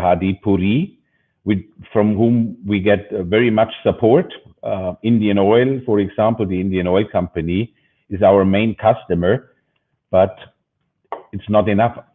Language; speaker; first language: English; non-native, fluent; German